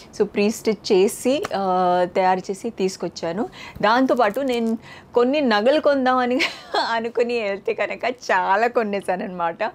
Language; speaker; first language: Telugu; non-native, fluent; Marathi